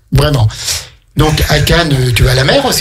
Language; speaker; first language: French; native; French